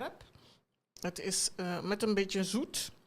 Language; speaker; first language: Dutch; non-native, local second language; Papiamento